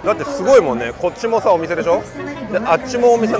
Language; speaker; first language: Japanese; native; Japanese